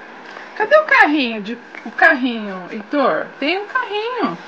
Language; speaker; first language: Portuguese; native; Portuguese